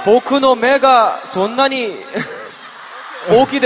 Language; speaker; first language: Japanese; non-native, fluent; Korean